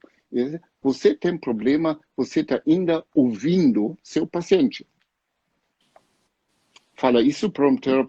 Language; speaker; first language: Portuguese; non-native, fluent; German